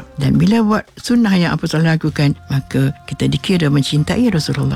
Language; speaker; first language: Malay; native; Malay